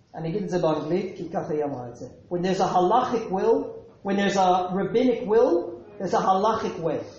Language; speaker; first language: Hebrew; non-native, fluent; English